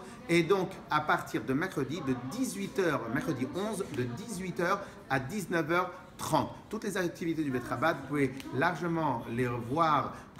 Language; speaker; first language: French; native; French